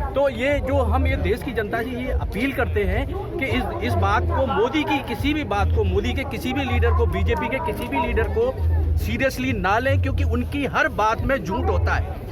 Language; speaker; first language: Hindi; native; Hindi